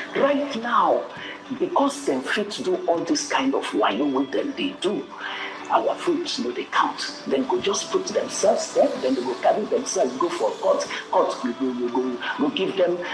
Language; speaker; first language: Nigerian Pidgin; native; Nigerian Pidgin